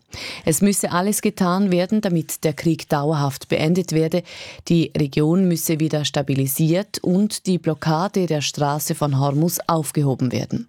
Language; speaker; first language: German; native; German